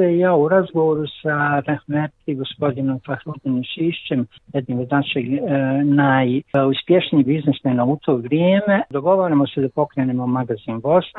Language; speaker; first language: Croatian; native; Croatian